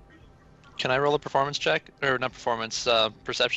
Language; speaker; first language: English; native; English